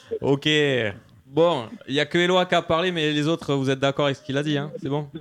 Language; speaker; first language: French; native; French